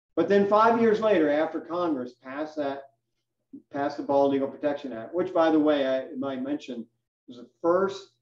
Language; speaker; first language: English; native; English